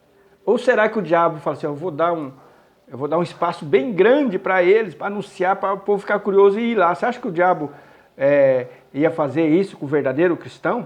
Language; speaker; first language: Portuguese; native; Portuguese